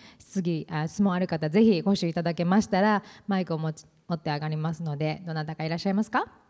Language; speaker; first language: Japanese; native; Japanese